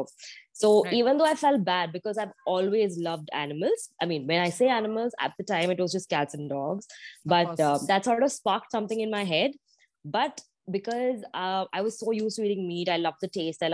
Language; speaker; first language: English; non-native, local second language; Malayalam